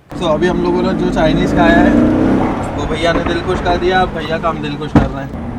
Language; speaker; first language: Hindi; native; Hindi